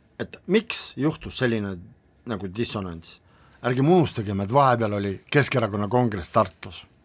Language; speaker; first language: Estonian; non-native, local second language; Russian